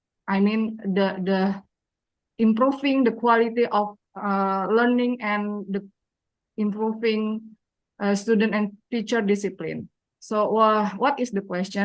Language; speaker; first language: English; non-native, learner; Indonesian